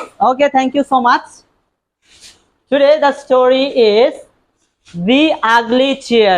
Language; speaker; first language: English; non-native, local second language; Bangla